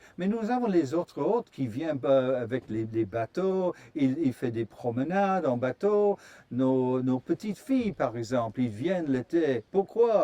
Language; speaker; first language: French; non-native, fluent; English